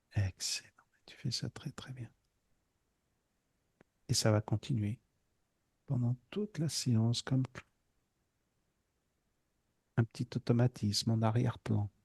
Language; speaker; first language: French; native; French